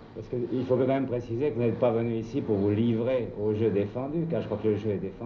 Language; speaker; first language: French; native; French